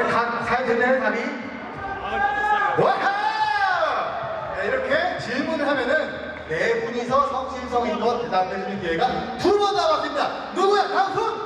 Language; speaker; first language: Korean; native; Korean